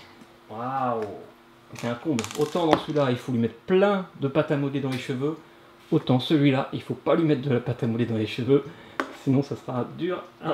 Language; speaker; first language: French; native; French